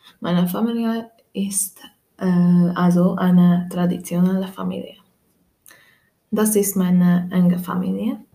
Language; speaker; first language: German; non-native, learner; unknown